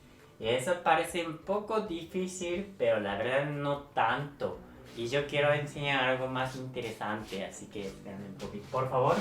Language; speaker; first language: Spanish; non-native, fluent; Japanese